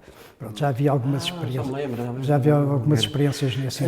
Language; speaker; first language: Portuguese; native; Portuguese